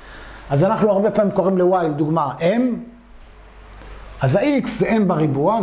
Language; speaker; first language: Hebrew; native; Hebrew